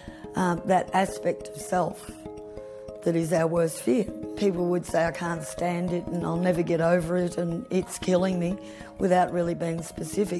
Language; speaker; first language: English; native; English